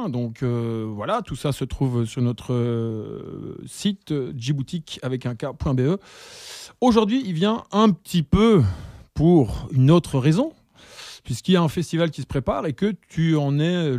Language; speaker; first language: French; native; French